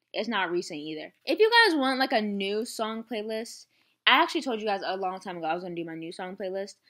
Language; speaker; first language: English; native; English